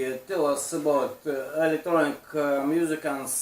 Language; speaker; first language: English; non-native, learner; Russian